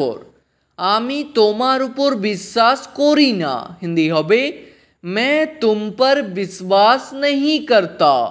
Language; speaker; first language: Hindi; non-native, fluent; Bangla